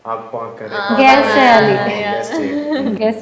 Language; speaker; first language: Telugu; non-native, learner; Hindi